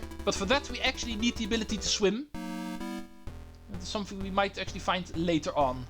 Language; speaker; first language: English; non-native, fluent; Dutch